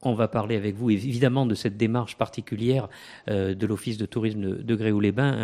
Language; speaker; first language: French; native; French